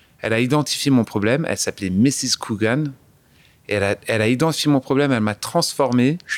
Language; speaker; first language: French; early bilingual, other home language; English